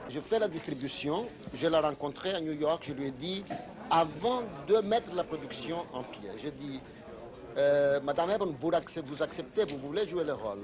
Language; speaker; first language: French; non-native, fluent; Greek